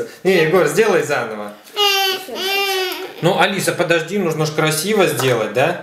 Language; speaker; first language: Russian; native; Russian